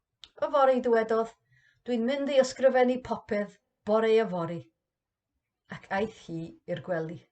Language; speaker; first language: Welsh; non-native, learner; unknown